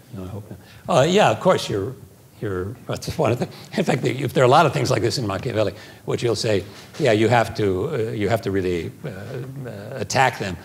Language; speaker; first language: English; native; English